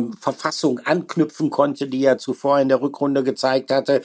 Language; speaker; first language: German; native; German